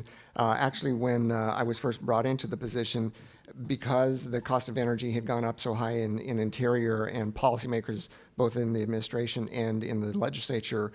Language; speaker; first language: English; native; English